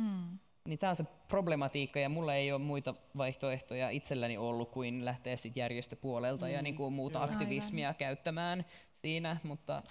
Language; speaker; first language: Finnish; native; Finnish